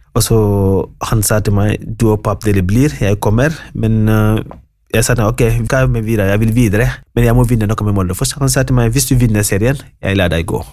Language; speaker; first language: Norwegian; non-native, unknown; Wolof